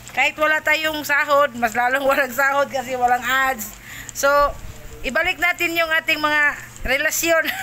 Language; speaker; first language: Filipino; non-native, local second language; Cebuano